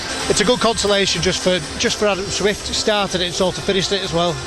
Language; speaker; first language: English; native; English